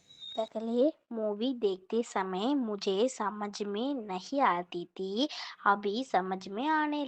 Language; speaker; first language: Hindi; non-native, learner; Tamil